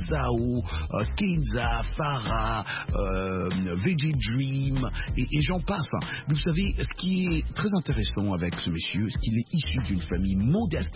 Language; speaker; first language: French; non-native, local second language; Lingala